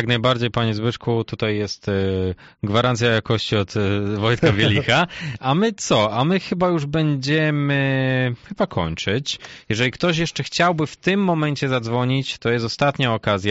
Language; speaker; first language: Polish; native; Polish